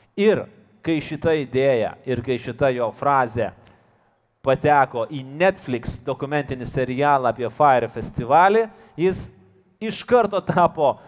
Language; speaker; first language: Lithuanian; native; Lithuanian